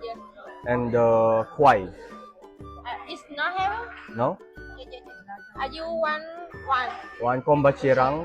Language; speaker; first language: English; non-native, learner; Filipino